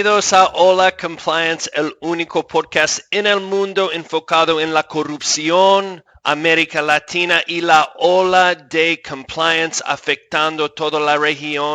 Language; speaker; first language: Spanish; non-native, fluent; English